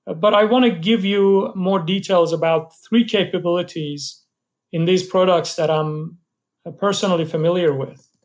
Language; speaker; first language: English; non-native, fluent; Persian